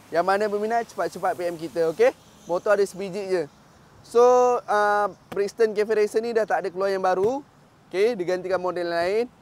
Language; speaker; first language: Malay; native; Malay